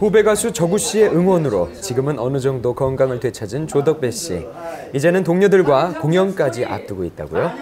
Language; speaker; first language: Korean; native; Korean